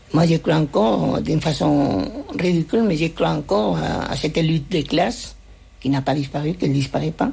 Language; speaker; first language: French; non-native, fluent; Spanish